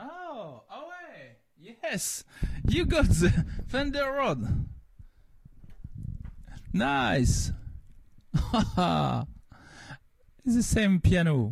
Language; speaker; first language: English; non-native, learner; French